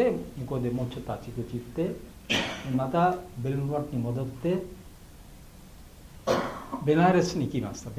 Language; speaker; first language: Japanese; non-native, fluent; Bangla